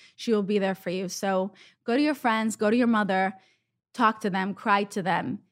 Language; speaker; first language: English; non-native, fluent; Hebrew